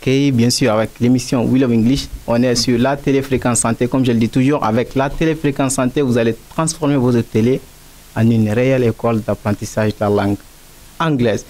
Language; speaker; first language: French; non-native, local second language; Bambara